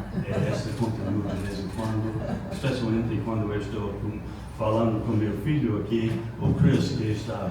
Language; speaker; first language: Portuguese; non-native, fluent; English